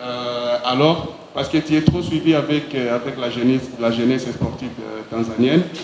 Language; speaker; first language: French; non-native, learner; Swahili